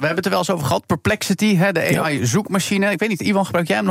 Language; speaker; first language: Dutch; native; Dutch